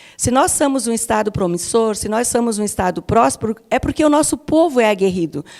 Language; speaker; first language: Portuguese; native; Portuguese